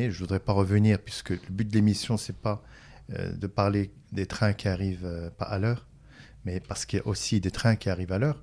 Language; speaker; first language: French; non-native, local second language; Arabic